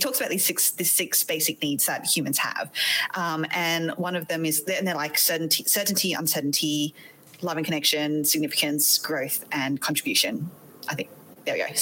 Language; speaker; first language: English; native; English